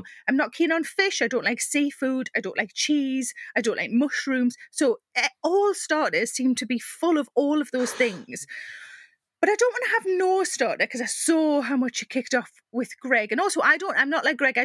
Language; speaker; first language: English; native; English